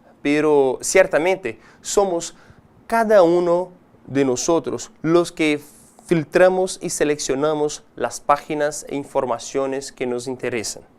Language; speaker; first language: Spanish; non-native, fluent; Portuguese